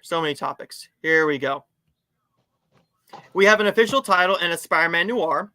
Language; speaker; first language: English; native; English